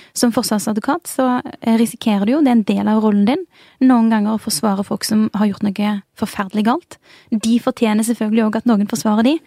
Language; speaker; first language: Norwegian; early bilingual, other home language; Urdu